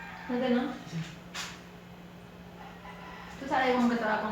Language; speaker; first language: Spanish; non-native, learner; Haitian Creole